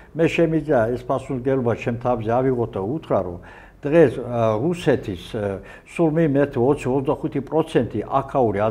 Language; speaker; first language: Georgian; non-native, local second language; Azerbaijani